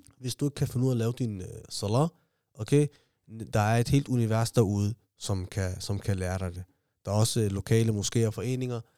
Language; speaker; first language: Danish; early bilingual, other home language; Somali